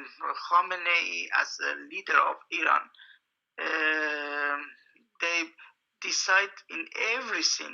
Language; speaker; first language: English; non-native, fluent; Persian